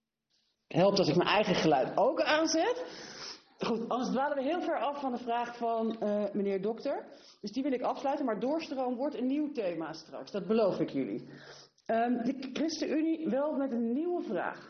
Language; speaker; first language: Dutch; native; Dutch